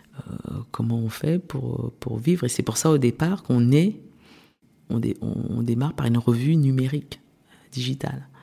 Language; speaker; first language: French; early bilingual, other home language; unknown